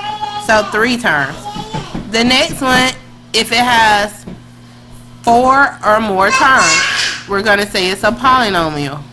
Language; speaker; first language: English; native; English